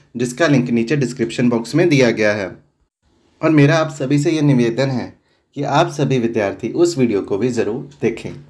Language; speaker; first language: Hindi; non-native, local second language; Punjabi